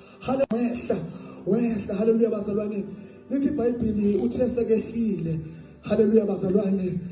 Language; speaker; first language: Zulu; non-native, local second language; Xhosa